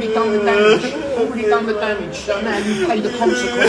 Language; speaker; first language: English; native; English